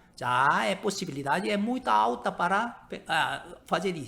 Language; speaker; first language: Portuguese; non-native, learner; Korean